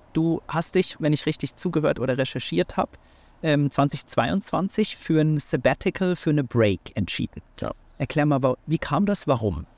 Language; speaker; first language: German; native; German